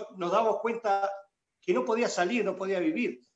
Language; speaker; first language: Spanish; native; Spanish